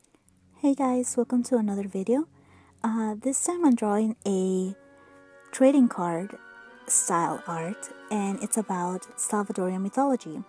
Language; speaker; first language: English; non-native, fluent; Spanish